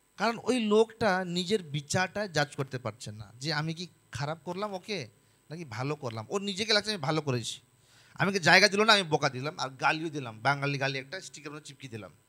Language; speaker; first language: Bangla; non-native, local second language; Nepali